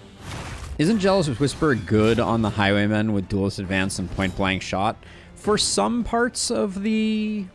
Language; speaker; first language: English; native; English